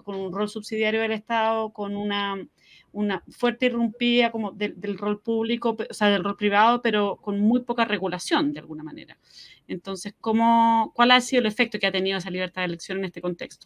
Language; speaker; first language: Spanish; native; Spanish